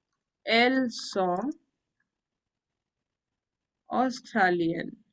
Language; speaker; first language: French; non-native, fluent; Hindi